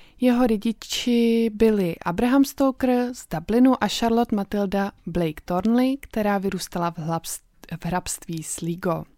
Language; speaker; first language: Czech; native; Czech